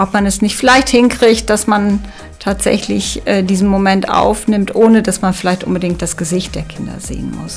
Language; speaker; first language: German; native; German